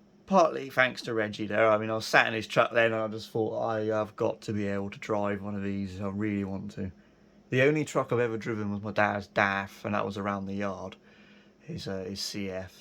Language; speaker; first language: English; native; English